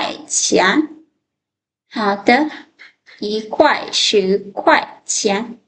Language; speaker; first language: Chinese; non-native, fluent; Lao